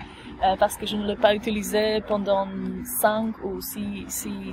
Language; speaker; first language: French; non-native, fluent; Slovak